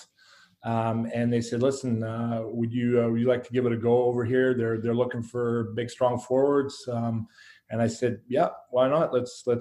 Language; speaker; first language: English; native; English